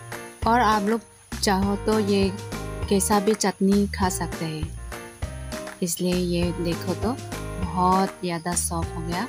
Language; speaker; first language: Hindi; non-native, local second language; Karbi